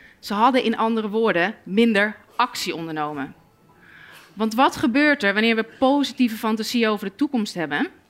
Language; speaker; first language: Dutch; native; Dutch